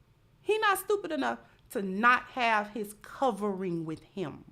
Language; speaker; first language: English; native; English